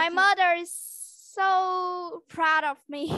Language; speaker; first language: English; non-native, learner; Vietnamese